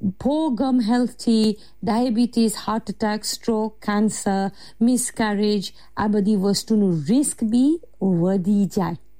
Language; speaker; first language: Gujarati; early bilingual, heritage; Gujarati